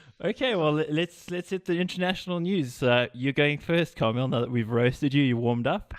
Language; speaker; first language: English; native; English